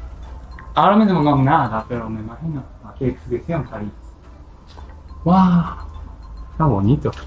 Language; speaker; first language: Spanish; non-native, learner; Japanese